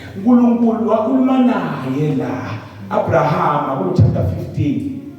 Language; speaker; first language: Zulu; non-native, local second language; Swati